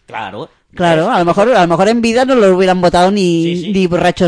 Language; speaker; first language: Spanish; native; Spanish